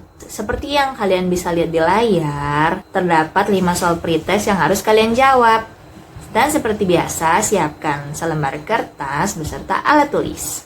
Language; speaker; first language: Indonesian; native; Indonesian